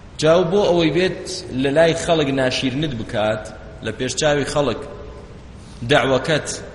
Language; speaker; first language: Central Kurdish; non-native, local second language; Kurdish